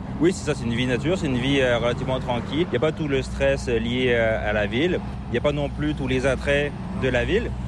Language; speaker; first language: French; native; French